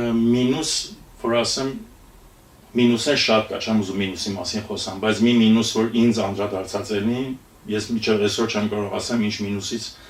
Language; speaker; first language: Armenian; early bilingual, heritage; Armenian